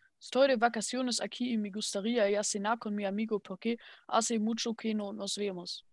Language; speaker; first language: Spanish; non-native, learner; German